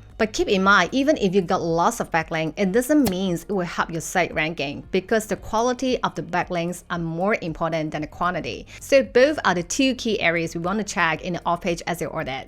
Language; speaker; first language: English; non-native, fluent; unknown